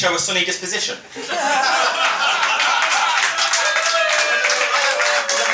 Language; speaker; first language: English; native; English